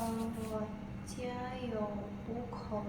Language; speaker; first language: Chinese; non-native, learner; Indonesian